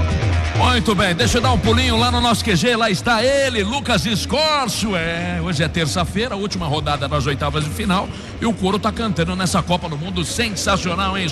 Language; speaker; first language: Portuguese; native; Portuguese